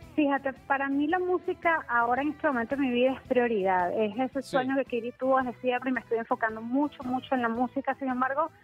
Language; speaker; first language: Spanish; native; Spanish